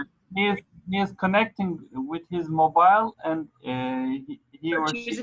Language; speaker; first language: English; non-native, fluent; Arabic